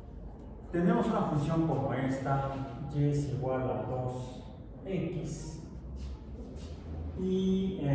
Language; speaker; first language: Spanish; native; Spanish